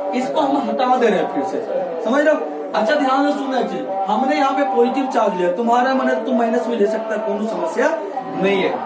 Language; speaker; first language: Hindi; native; Hindi